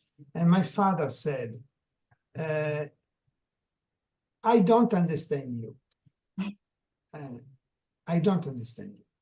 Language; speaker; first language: English; non-native, learner; Italian